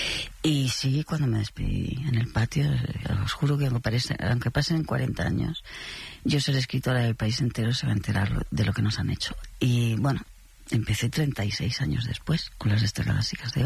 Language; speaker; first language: Spanish; native; Spanish